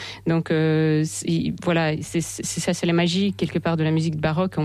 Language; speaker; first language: French; non-native, fluent; Russian